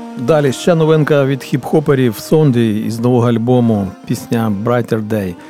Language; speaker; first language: Ukrainian; native; Ukrainian